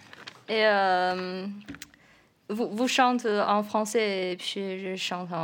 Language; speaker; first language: French; non-native, learner; Chinese